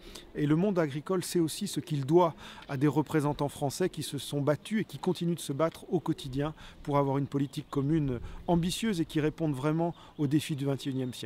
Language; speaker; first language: French; native; French